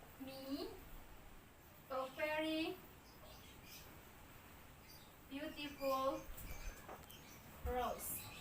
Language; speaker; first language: English; non-native, learner; Indonesian